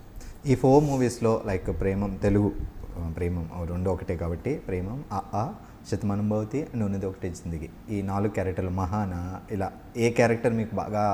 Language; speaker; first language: Telugu; native; Telugu